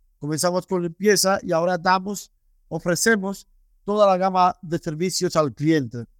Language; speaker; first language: Spanish; non-native, fluent; Romanian